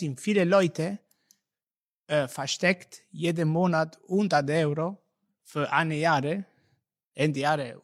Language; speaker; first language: German; non-native, learner; Italian